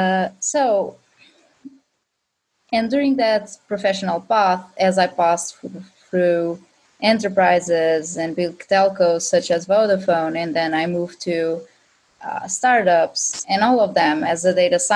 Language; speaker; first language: English; non-native, fluent; Portuguese